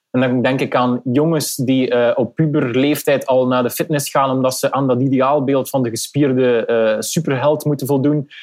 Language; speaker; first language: Dutch; native; Dutch